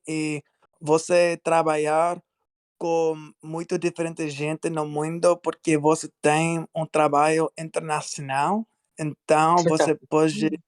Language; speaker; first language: Portuguese; non-native, learner; English